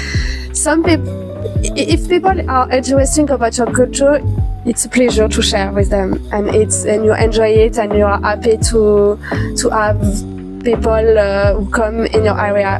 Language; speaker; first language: English; non-native, fluent; French